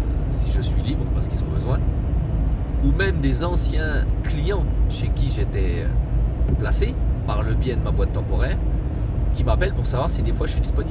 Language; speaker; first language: French; native; French